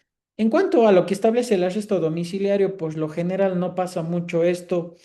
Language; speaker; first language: Spanish; native; Spanish